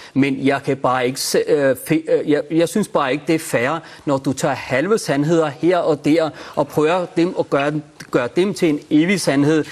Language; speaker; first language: Danish; early bilingual, other home language; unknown